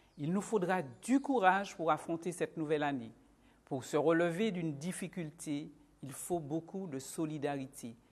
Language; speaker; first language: French; native; French